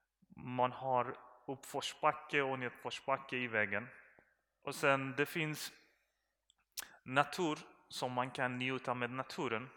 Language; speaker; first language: Swedish; non-native, learner; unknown